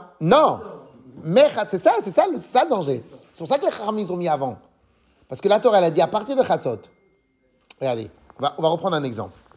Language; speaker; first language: French; native; French